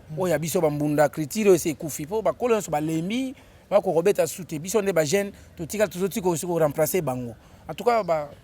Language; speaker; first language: Lingala; non-native, local second language; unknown